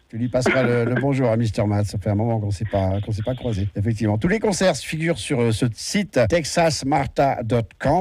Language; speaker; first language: French; native; French